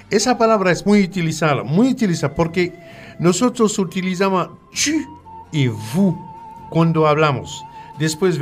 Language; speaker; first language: Spanish; non-native, fluent; French